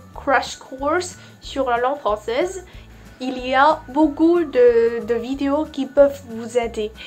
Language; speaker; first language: French; non-native, fluent; Vietnamese